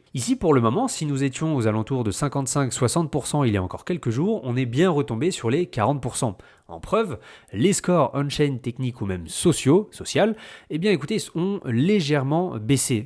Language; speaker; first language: French; native; French